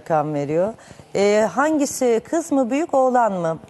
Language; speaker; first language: Turkish; native; Turkish